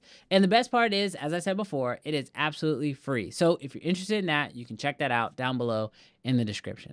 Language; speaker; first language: English; native; English